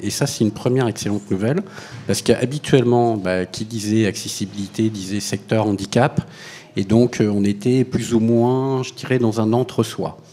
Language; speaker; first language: French; native; French